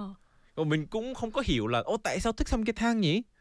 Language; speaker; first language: Vietnamese; non-native, fluent; Korean